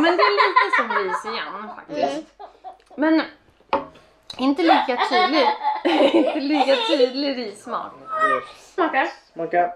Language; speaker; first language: Swedish; native; Swedish